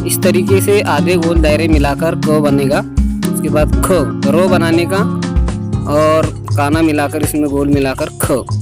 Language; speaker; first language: Hindi; native; Hindi